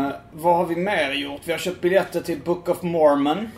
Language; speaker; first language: Swedish; native; Swedish